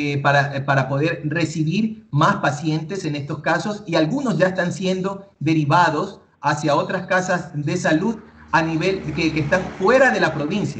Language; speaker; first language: Spanish; native; Spanish